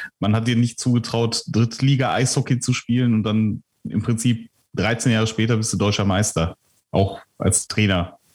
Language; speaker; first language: German; native; German